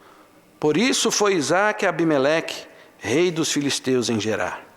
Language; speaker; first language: Portuguese; native; Portuguese